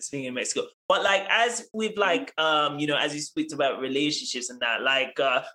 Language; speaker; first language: English; native; English